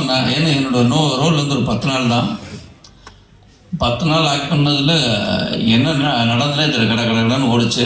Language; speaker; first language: Tamil; native; Tamil